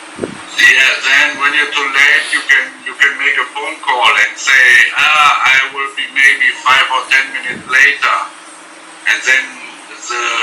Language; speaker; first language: English; non-native, fluent; German